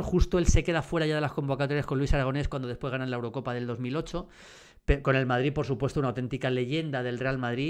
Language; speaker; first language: Spanish; native; Spanish